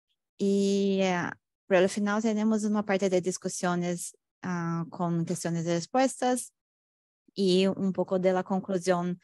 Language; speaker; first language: Spanish; non-native, fluent; Portuguese